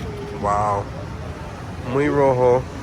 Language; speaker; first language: Spanish; non-native, learner; English